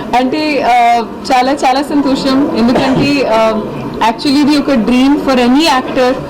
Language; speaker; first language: Telugu; non-native, fluent; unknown